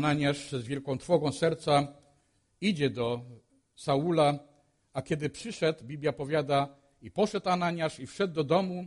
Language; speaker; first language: Polish; native; Polish